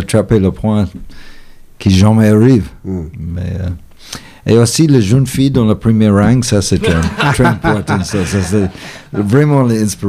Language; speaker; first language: French; non-native, fluent; English